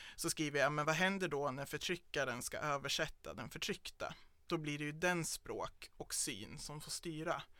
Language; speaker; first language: Swedish; native; Swedish